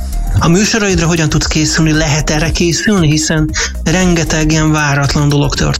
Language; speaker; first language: Hungarian; native; Hungarian